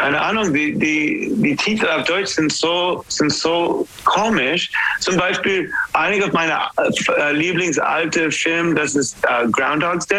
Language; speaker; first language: German; non-native, learner; English